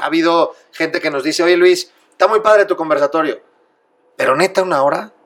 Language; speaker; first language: Spanish; native; Spanish